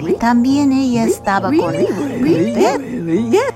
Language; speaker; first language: Spanish; non-native, learner; English